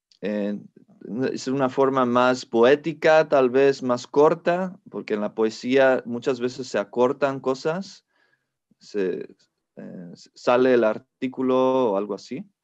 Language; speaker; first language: Spanish; non-native, fluent; English